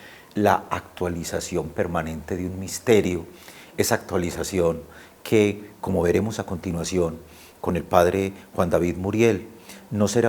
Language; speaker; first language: Spanish; native; Spanish